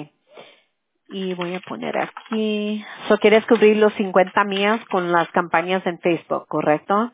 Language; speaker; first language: Spanish; early bilingual, heritage; English